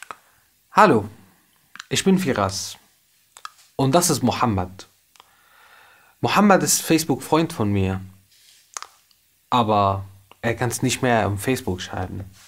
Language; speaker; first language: German; non-native, learner; Arabic